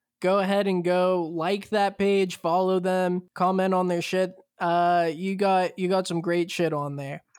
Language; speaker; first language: English; native; English